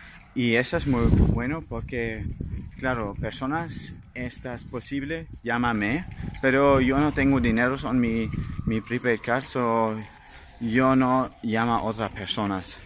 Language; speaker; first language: Spanish; non-native, learner; German